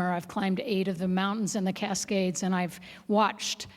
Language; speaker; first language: English; native; English